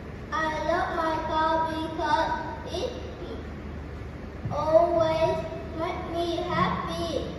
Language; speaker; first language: English; non-native, learner; Vietnamese